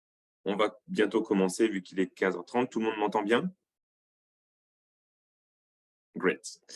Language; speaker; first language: French; native; French